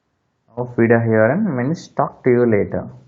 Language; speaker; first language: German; non-native, fluent; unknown